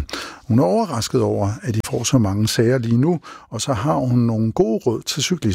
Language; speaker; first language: Danish; native; Danish